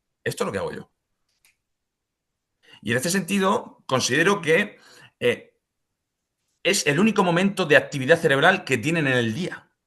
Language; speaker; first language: Spanish; native; Spanish